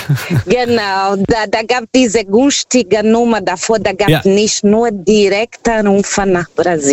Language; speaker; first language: German; non-native, fluent; Portuguese